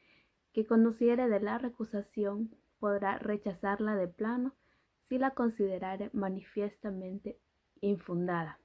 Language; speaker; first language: Spanish; native; Spanish